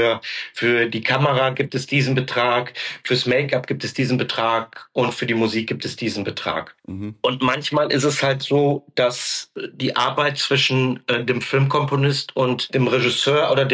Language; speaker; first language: German; native; German